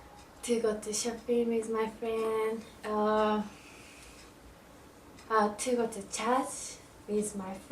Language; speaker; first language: English; non-native, learner; Japanese